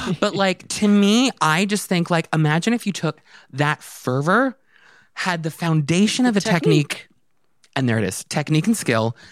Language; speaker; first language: English; native; English